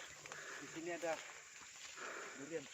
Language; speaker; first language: Malay; native; Malay